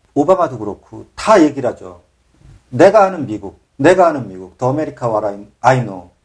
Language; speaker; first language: Korean; native; Korean